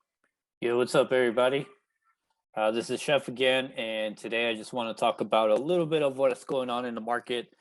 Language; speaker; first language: English; native; English